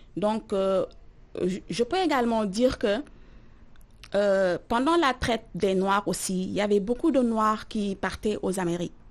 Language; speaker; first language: French; non-native, local second language; Wolof